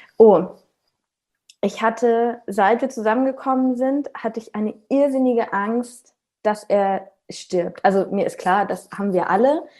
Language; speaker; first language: German; native; German